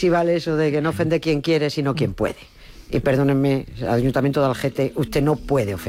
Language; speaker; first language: Spanish; native; Spanish